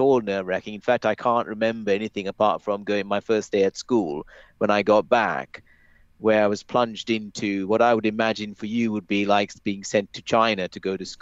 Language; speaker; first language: English; native; English